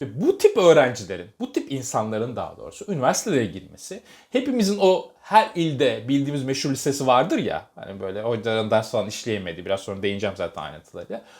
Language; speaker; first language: Turkish; native; Turkish